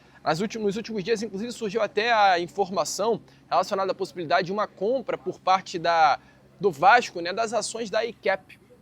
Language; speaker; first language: Portuguese; native; Portuguese